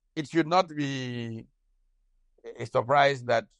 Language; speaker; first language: English; non-native, local second language; Hausa